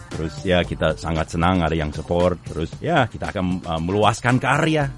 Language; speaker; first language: Indonesian; non-native, fluent; English